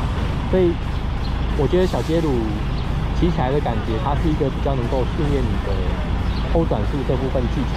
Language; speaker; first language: Chinese; native; Chinese